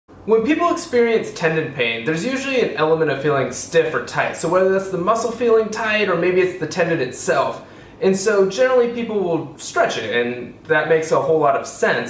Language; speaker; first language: English; native; English